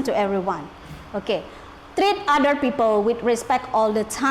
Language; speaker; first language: English; non-native, learner; Indonesian